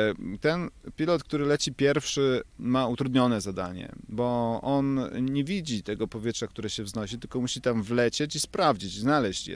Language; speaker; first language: Polish; native; Polish